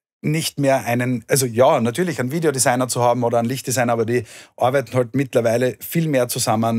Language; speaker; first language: German; native; German